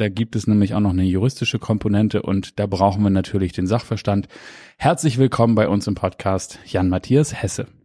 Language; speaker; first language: German; native; German